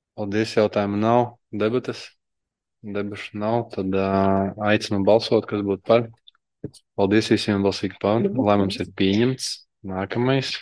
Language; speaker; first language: Latvian; non-native, local second language; Russian